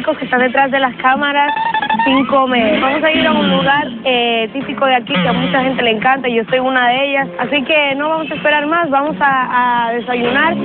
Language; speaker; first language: Spanish; non-native, fluent; Romanian